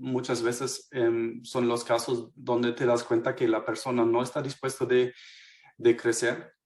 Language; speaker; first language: Spanish; non-native, fluent; German